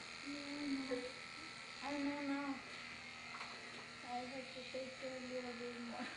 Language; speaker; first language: English; non-native, learner; Spanish